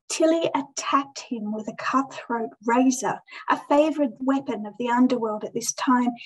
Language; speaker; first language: English; native; English